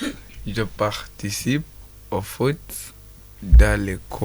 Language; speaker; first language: French; non-native, learner; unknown